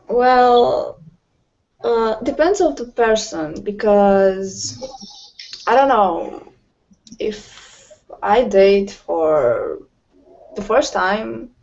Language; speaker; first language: English; non-native, learner; Romanian